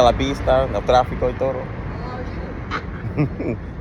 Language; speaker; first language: Spanish; non-native, learner; English